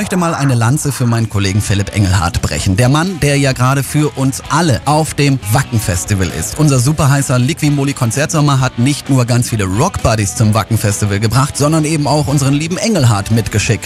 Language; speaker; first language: German; native; German